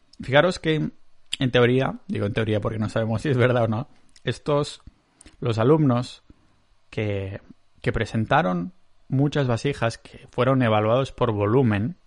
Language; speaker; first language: Spanish; non-native, local second language; Catalan